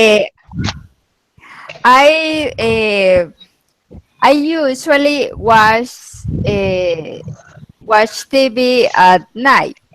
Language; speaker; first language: English; non-native, learner; Spanish